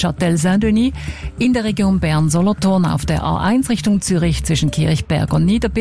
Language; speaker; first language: German; native; German